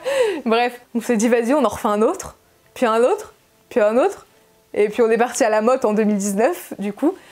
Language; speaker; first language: French; native; French